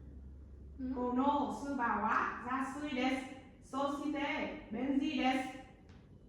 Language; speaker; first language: Japanese; non-native, learner; Vietnamese